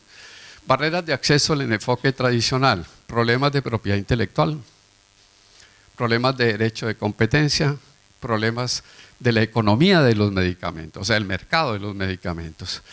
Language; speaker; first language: Spanish; native; Spanish